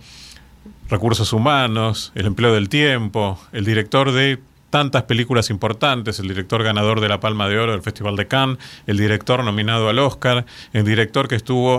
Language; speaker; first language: Spanish; native; Spanish